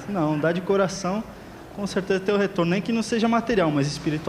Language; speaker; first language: Portuguese; native; Portuguese